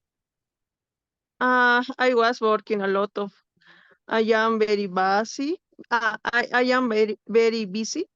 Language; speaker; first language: English; non-native, learner; Spanish